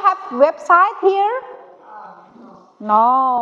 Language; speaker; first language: English; non-native, learner; Indonesian